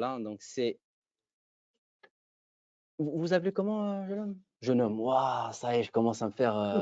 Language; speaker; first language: French; native; French